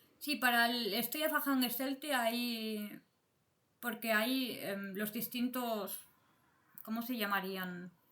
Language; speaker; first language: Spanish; native; Spanish